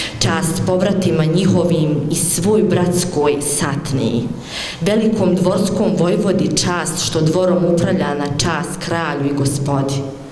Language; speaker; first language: Bosnian; native; Bosnian